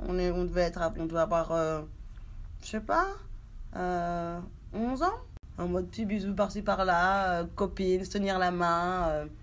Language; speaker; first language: French; early bilingual, other home language; Haitian Creole